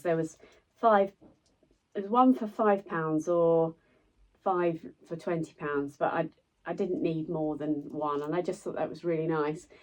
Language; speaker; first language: English; native; English